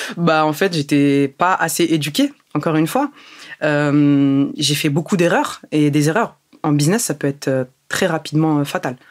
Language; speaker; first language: French; early bilingual, other home language; Arabic